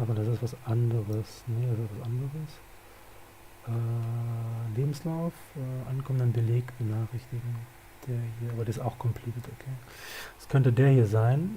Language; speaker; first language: German; native; German